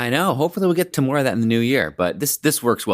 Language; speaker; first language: English; native; English